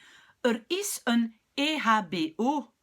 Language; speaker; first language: Dutch; non-native, local second language; French